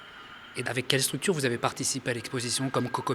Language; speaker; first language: French; native; French